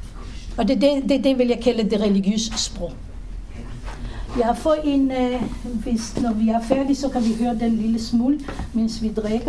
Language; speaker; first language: Danish; non-native, fluent; Hebrew